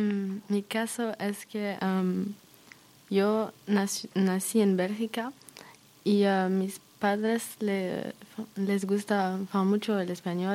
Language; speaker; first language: Spanish; early bilingual, heritage; Spanish